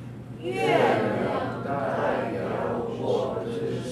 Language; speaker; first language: Chinese; non-native, learner; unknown